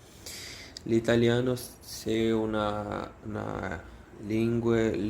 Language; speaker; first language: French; non-native, learner; Portuguese